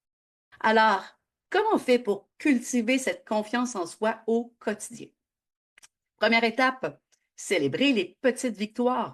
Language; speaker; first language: French; native; French